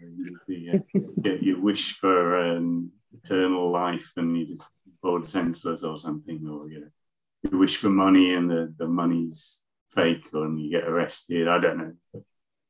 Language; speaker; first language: English; native; English